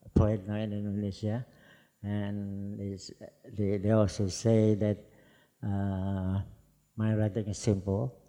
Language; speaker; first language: English; non-native, fluent; Javanese